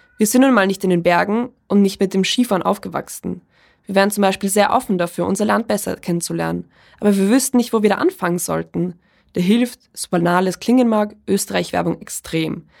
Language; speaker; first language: German; early bilingual, other home language; Polish